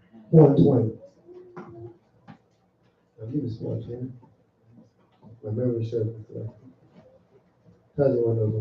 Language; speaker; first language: English; native; English